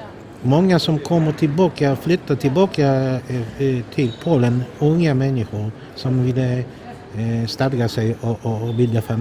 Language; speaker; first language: Swedish; non-native, fluent; Polish